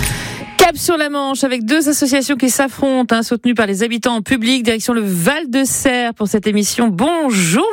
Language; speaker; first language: French; native; French